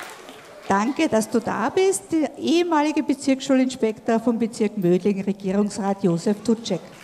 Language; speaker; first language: German; native; German